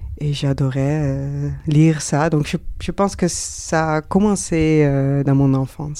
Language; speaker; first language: French; non-native, learner; Dutch